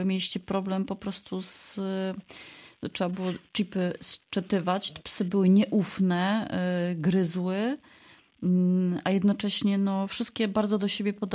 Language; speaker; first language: Polish; native; Polish